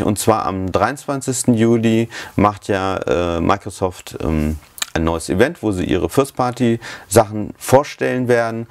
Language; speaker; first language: German; native; German